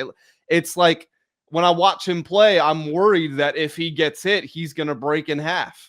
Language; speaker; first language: English; native; English